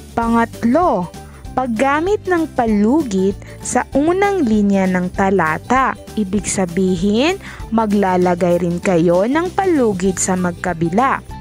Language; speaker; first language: Filipino; non-native, local second language; Maranao